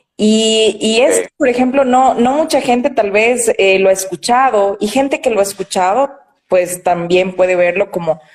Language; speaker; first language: Spanish; native; Spanish